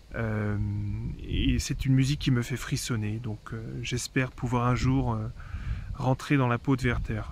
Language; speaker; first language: French; native; French